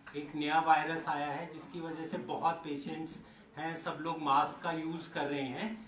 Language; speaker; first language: Hindi; non-native, local second language; Marathi